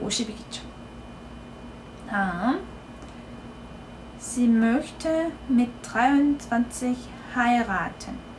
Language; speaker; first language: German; non-native, fluent; Korean